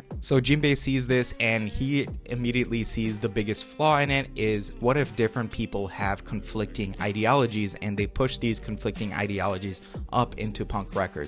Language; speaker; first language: English; native; English